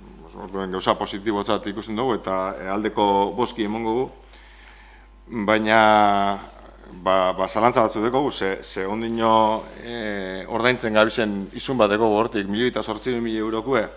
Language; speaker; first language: Basque; native; Basque